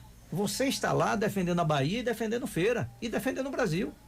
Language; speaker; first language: Portuguese; native; Portuguese